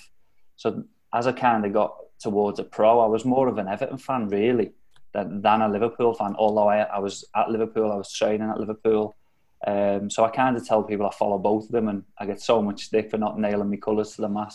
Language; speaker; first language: English; native; English